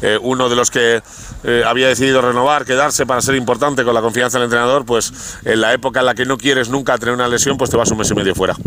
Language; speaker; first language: Spanish; native; Spanish